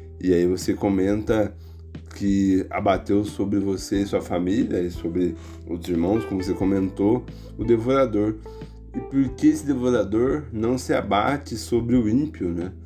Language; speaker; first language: Portuguese; native; Portuguese